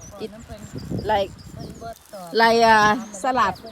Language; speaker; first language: English; non-native, learner; Thai